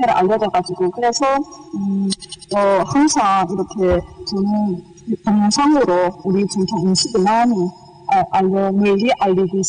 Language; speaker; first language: Korean; early bilingual, heritage; Korean